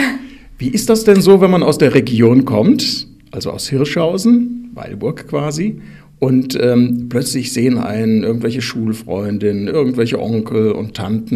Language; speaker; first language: German; native; German